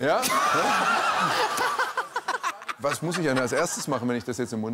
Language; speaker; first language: German; native; German